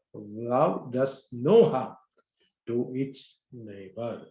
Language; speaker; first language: Hindi; non-native, local second language; Malayalam